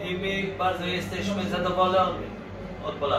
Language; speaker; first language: Polish; non-native, learner; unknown